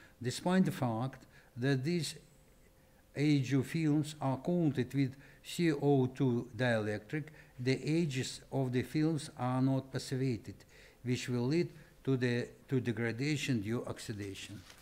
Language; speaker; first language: English; non-native, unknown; Russian